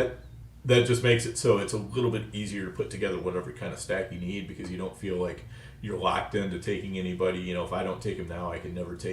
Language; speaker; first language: English; native; English